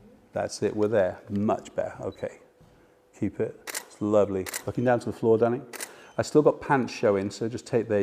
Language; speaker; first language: English; native; English